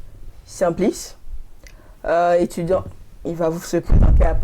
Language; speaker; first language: French; non-native, local second language; Ewe